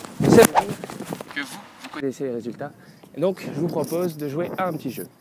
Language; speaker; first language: French; native; French